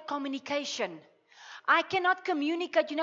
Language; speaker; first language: English; non-native, local second language; Afrikaans